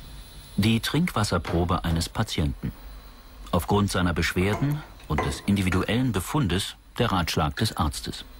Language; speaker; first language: German; native; German